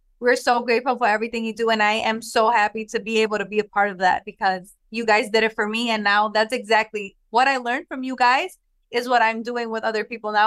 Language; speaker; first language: English; non-native, local second language; Spanish